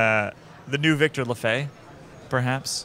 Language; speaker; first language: English; native; English